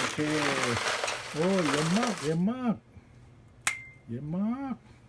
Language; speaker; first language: Thai; non-native, learner; Japanese